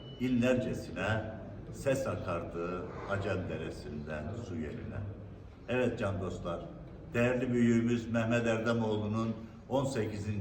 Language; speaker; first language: Turkish; native; Turkish